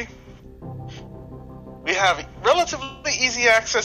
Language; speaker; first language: English; native; English